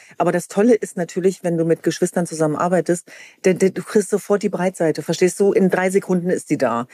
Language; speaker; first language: German; early bilingual, other home language; Kurdish